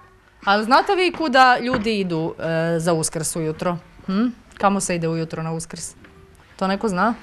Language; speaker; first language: Croatian; native; Croatian